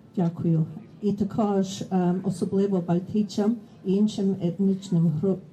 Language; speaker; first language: Ukrainian; early bilingual, heritage; Ukrainian